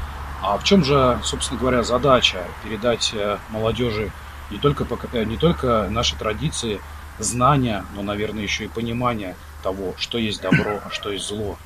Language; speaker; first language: Russian; native; Russian